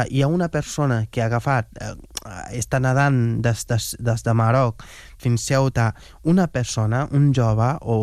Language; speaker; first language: Catalan; non-native, fluent; Wolof